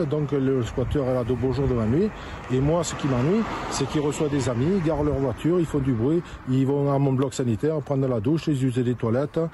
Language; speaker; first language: French; native; French